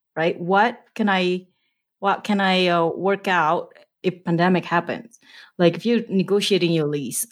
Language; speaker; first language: English; non-native, fluent; Indonesian